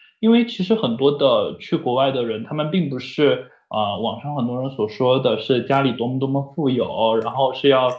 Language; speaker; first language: Chinese; native; Chinese